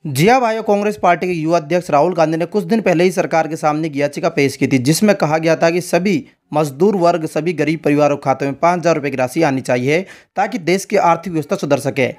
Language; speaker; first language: Hindi; native; Hindi